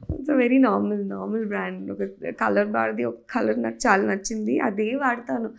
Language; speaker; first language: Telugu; native; Telugu